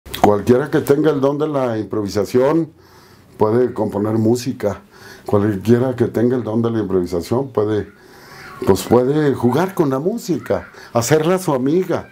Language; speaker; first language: Spanish; native; Spanish